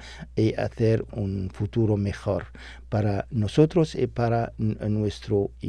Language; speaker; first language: Spanish; non-native, fluent; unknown